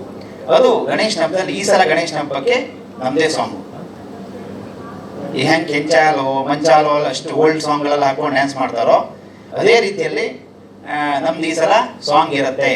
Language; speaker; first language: Kannada; native; Kannada